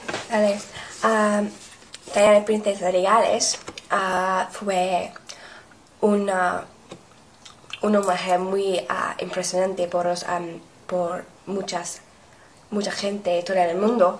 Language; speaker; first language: Spanish; non-native, learner; English